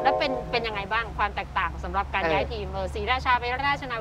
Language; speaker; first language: Thai; native; Thai